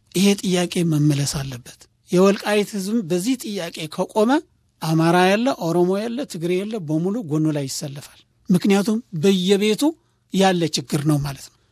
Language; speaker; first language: Amharic; non-native, local second language; Tigrinya